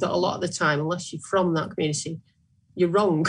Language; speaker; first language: English; native; English